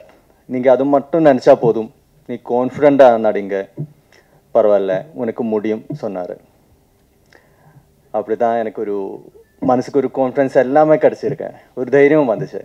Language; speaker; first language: Tamil; non-native, learner; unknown